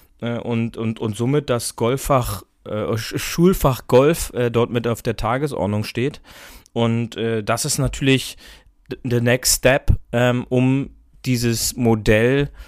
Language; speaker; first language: German; native; German